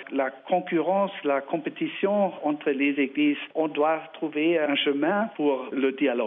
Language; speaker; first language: French; non-native, learner; German